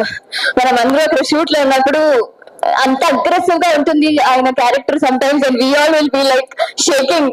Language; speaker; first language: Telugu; non-native, fluent; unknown